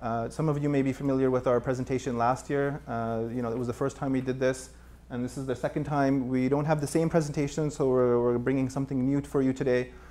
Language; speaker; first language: English; native; English